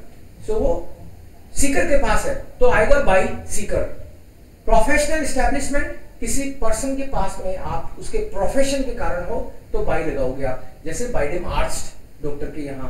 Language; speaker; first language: Hindi; non-native, local second language; Gujarati